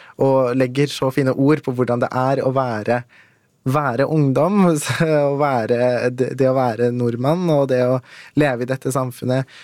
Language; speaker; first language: Norwegian; early bilingual, other home language; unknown